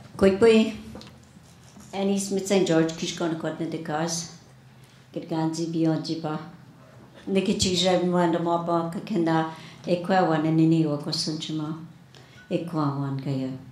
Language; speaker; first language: English; native; English